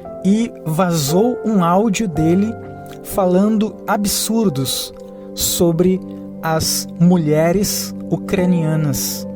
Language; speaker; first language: Portuguese; native; Portuguese